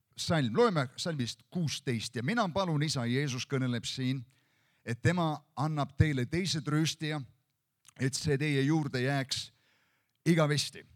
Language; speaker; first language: Estonian; native; Estonian